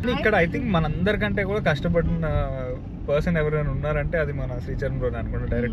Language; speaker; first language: Telugu; native; Telugu